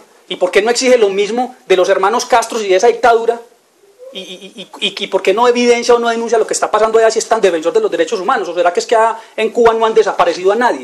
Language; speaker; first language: Spanish; native; Spanish